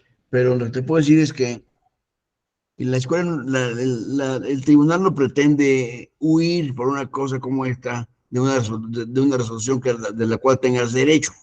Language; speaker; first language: Spanish; native; Spanish